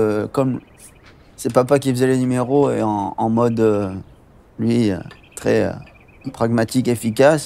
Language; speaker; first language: French; native; French